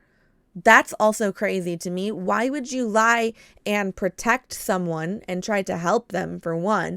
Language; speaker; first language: English; native; English